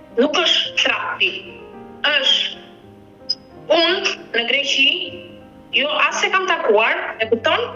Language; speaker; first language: Albanian; native; Albanian